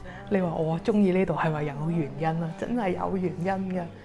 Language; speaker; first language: Cantonese; native; Cantonese